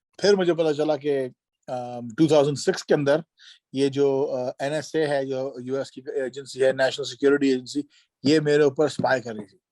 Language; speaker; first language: Urdu; early bilingual, heritage; Urdu